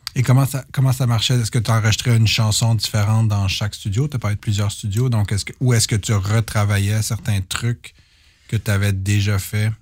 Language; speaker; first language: French; native; French